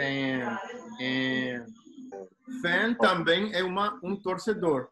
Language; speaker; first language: Portuguese; non-native, learner; Spanish